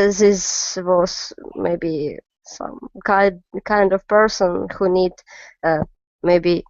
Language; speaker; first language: English; non-native, learner; Russian